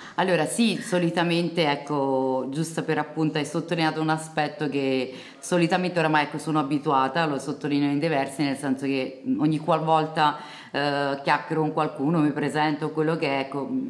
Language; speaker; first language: Italian; early bilingual, other home language; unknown